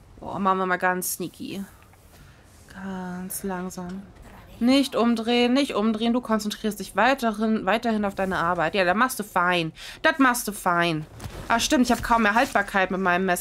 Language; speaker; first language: German; native; German